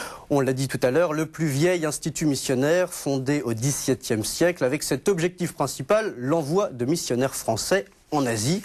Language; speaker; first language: French; native; French